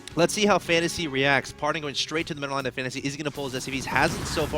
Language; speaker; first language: English; native; English